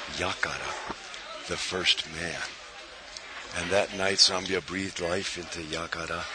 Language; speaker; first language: English; native; English